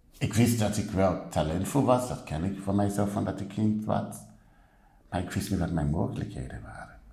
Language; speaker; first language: Dutch; non-native, fluent; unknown